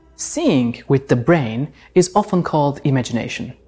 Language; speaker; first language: English; non-native, fluent; Turkish